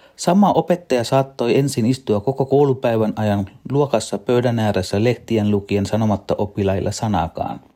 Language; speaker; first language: Finnish; non-native, fluent; Sinhala